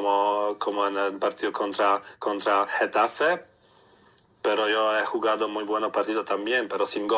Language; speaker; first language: Spanish; non-native, learner; Polish